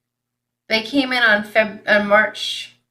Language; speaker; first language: English; native; English